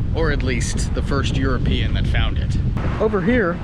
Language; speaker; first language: English; native; English